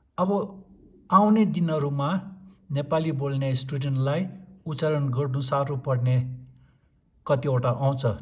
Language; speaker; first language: Nepali; non-native, local second language; Tibetan